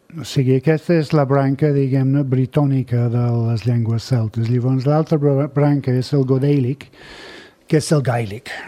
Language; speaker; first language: Catalan; non-native, fluent; English